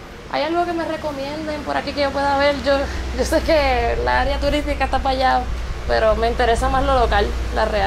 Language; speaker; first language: Spanish; early bilingual, heritage; Spanish